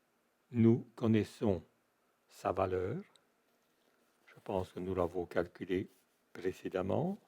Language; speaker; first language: French; native; French